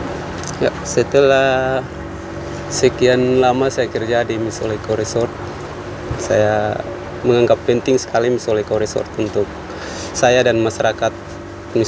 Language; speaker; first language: Indonesian; non-native, local second language; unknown